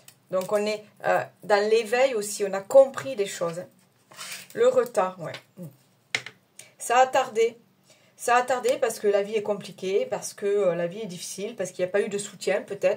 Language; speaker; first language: French; native; French